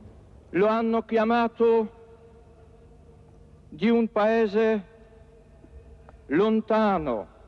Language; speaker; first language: Italian; non-native, fluent; Polish